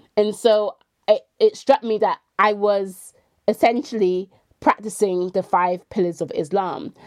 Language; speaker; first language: English; native; English